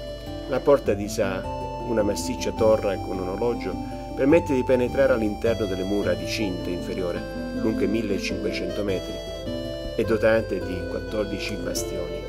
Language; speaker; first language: Italian; native; Italian